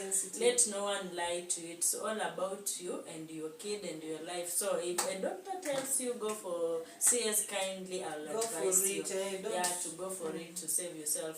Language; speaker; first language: English; non-native, local second language; Swahili